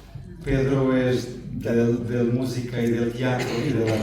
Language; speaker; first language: Spanish; non-native, fluent; Portuguese